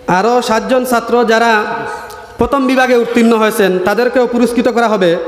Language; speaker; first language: Bangla; native; Bangla